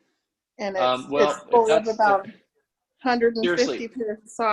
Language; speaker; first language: English; native; English